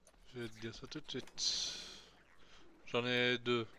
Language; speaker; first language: French; native; French